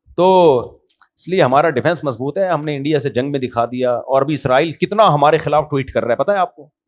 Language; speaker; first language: Urdu; native; Urdu